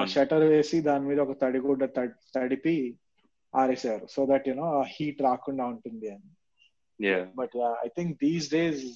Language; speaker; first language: Telugu; native; Telugu